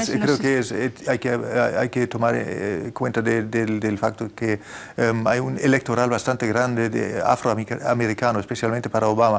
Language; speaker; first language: Spanish; non-native, fluent; German